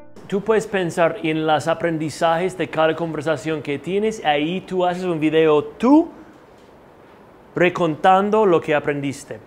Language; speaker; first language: Spanish; non-native, fluent; English